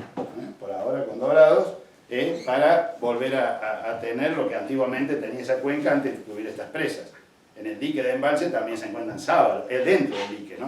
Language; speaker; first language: Spanish; native; Spanish